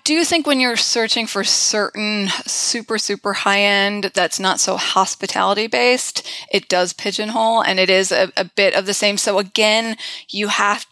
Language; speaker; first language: English; native; English